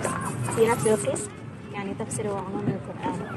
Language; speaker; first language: Arabic; non-native, fluent; Indonesian